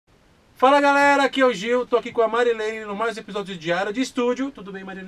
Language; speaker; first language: Portuguese; native; Portuguese